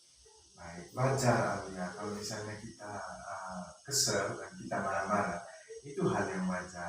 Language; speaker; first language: Indonesian; non-native, local second language; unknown